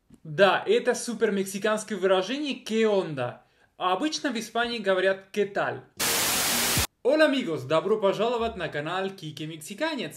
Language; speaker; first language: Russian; non-native, fluent; Spanish